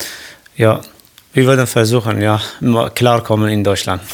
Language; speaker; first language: German; non-native, learner; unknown